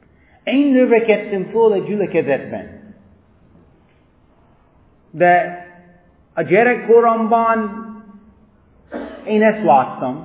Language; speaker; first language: Hungarian; non-native, fluent; English